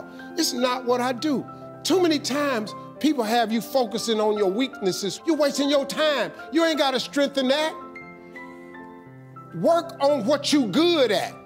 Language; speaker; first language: English; native; English